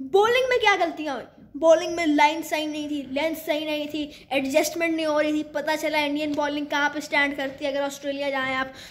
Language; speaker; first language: Urdu; native; Urdu